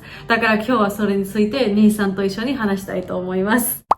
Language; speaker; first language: Japanese; non-native, fluent; Georgian